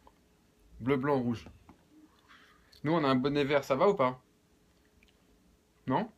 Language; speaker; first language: French; native; French